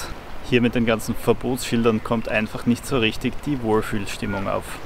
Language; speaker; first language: German; native; German